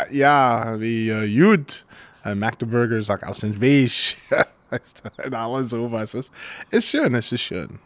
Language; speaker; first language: German; non-native, fluent; English